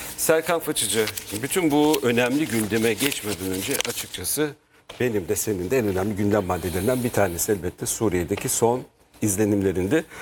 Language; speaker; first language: Turkish; native; Turkish